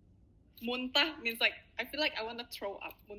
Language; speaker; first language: English; non-native, fluent; Indonesian